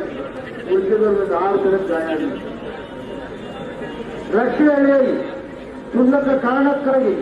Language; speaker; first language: Kannada; native; Kannada